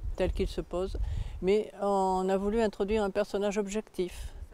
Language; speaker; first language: French; native; French